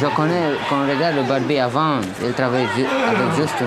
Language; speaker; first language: French; non-native, learner; Romanian